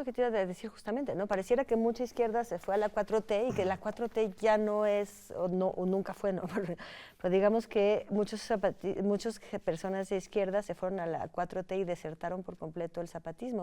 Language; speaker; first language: Spanish; native; Spanish